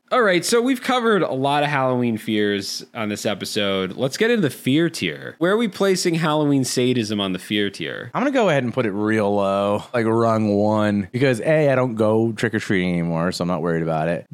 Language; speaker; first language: English; native; English